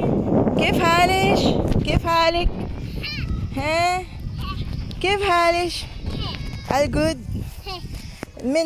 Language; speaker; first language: Arabic; non-native, learner; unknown